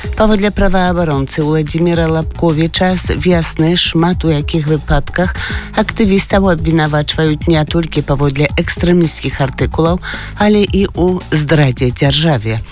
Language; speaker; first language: Belarusian; native; Belarusian